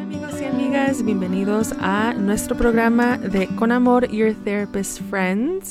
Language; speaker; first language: Spanish; early bilingual, heritage; Spanish